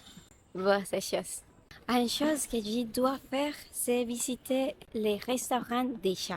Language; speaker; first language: French; non-native, learner; Spanish